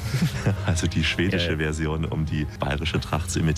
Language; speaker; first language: German; native; German